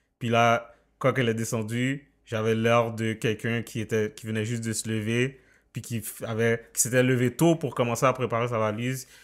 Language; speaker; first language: French; native; French